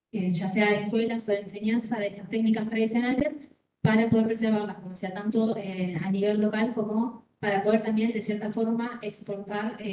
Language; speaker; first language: Spanish; native; Spanish